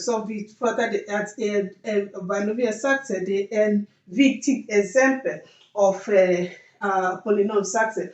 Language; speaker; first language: Swedish; non-native, learner; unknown